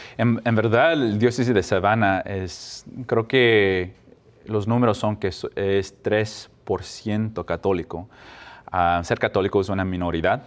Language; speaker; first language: Spanish; early bilingual, heritage; Spanish